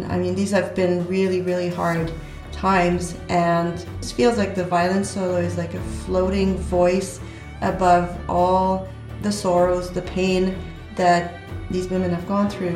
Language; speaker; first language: English; native; English